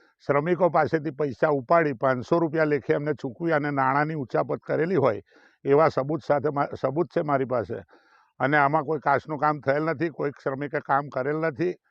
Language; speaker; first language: Gujarati; native; Gujarati